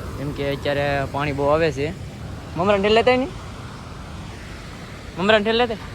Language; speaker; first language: Gujarati; native; Gujarati